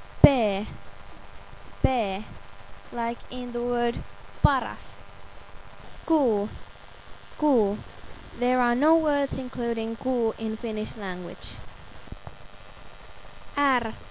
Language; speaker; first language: English; non-native, fluent; Finnish